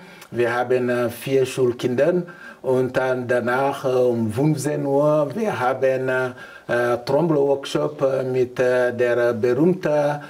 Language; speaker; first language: German; non-native, learner; Mandingo